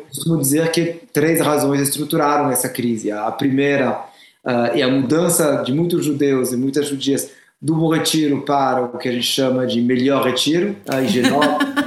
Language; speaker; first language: Portuguese; non-native, fluent; French